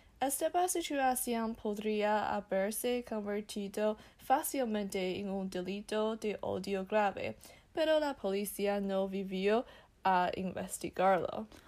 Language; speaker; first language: Spanish; non-native, learner; Chinese